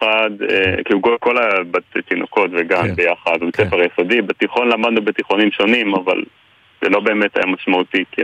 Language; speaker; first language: Hebrew; native; Hebrew